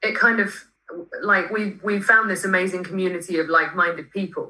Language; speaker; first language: English; native; English